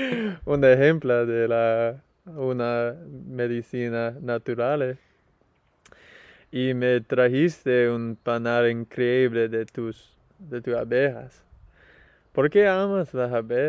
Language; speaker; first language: Spanish; non-native, learner; English